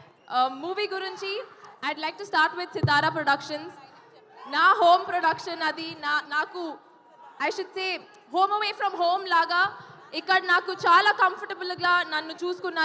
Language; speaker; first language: Telugu; non-native, fluent; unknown